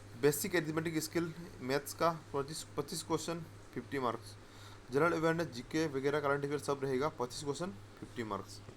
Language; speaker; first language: Hindi; non-native, local second language; Assamese